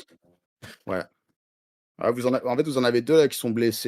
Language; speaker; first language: French; native; French